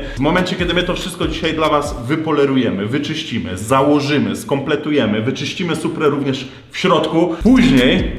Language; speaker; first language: Polish; native; Polish